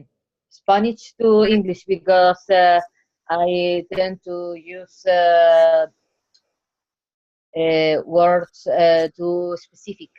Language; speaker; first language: English; non-native, learner; Spanish